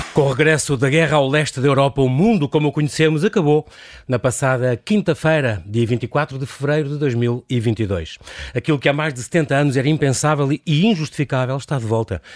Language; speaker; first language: Portuguese; native; Portuguese